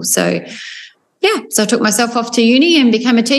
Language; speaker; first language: English; native; English